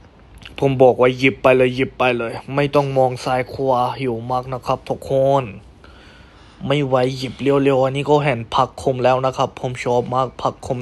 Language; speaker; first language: Thai; non-native, fluent; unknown